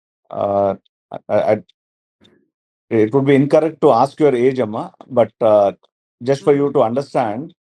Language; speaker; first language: English; non-native, local second language; Telugu